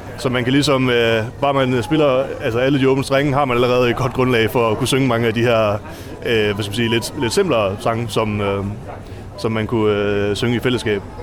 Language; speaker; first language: Danish; native; Danish